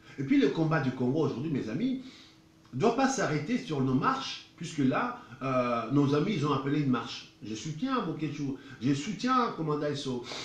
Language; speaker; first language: French; non-native, local second language; Lingala